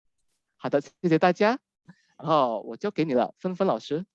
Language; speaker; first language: Chinese; non-native, fluent; Indonesian